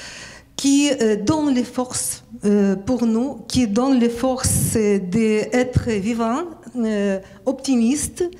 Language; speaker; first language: French; non-native, learner; Ukrainian